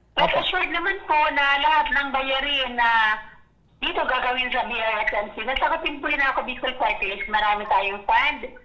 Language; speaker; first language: Filipino; non-native, local second language; Bikol